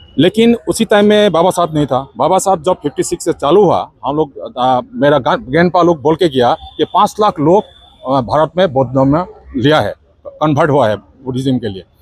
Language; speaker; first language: Hindi; non-native, local second language; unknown